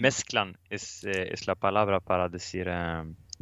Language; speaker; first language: Spanish; non-native, learner; Swedish